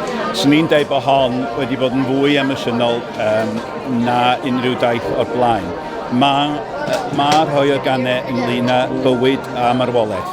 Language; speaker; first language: Welsh; native; Welsh